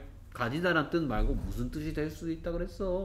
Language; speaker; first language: Korean; native; Korean